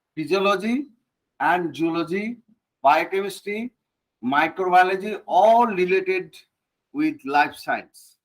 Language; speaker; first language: English; non-native, local second language; Bangla